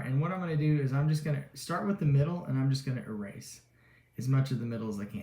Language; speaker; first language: English; native; English